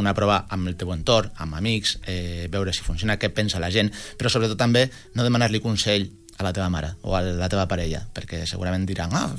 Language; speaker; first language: Catalan; non-native, local second language; Spanish